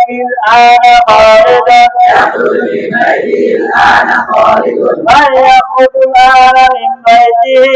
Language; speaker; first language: Arabic; non-native, fluent; Bangla